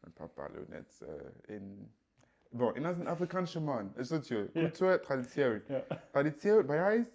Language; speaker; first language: Luxembourgish; early bilingual, other home language; Yoruba